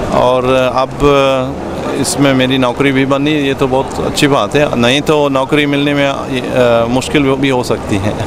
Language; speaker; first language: Hindi; non-native, fluent; German